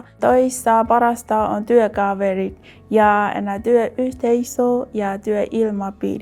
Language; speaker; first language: Finnish; non-native, learner; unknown